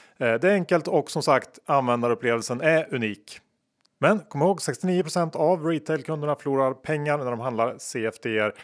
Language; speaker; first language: Swedish; native; Swedish